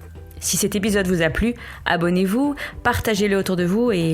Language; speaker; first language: French; native; French